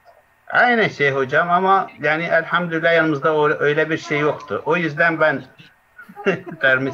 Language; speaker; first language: Turkish; non-native, learner; Arabic